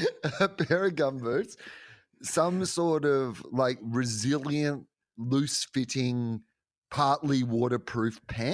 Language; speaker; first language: English; native; English